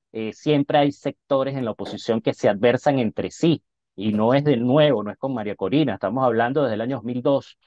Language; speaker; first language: Spanish; native; Spanish